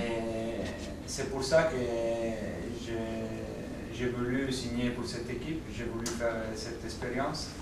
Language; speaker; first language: French; non-native, fluent; Italian